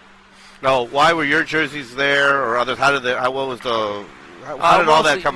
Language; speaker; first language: English; native; English